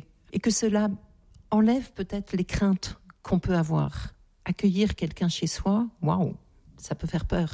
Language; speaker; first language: French; native; French